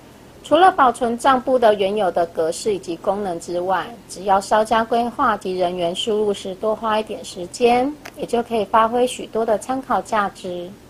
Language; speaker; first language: Chinese; native; Chinese